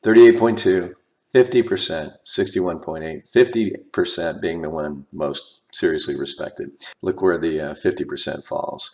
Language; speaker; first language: English; native; English